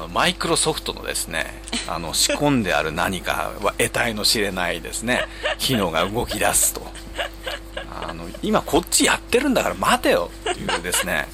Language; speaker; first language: Japanese; native; Japanese